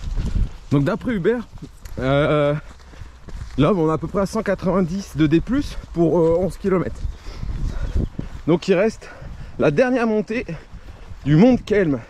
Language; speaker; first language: French; native; French